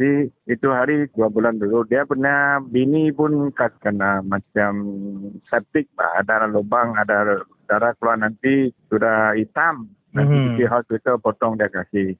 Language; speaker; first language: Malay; non-native, local second language; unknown